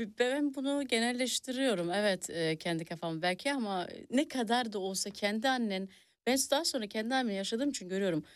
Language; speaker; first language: Turkish; early bilingual, heritage; Turkish